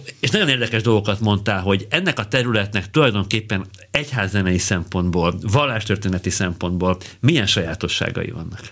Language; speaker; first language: Hungarian; native; Hungarian